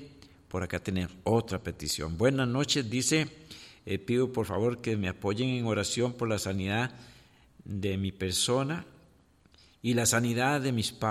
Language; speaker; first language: Spanish; native; Spanish